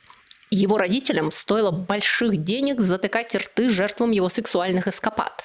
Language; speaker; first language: Russian; native; Russian